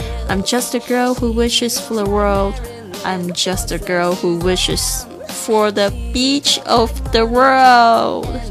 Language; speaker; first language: English; non-native, fluent; Chinese